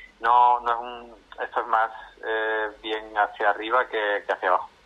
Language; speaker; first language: Spanish; native; Spanish